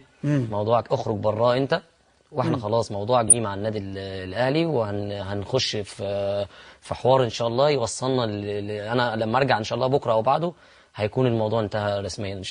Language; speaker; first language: Arabic; native; Arabic